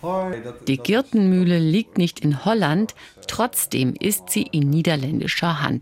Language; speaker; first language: German; native; German